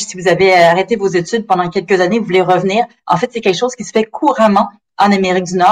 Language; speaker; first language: French; native; French